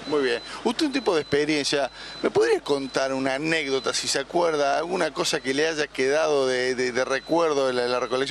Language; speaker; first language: Spanish; native; Spanish